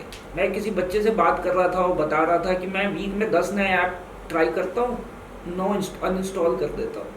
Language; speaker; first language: Hindi; native; Hindi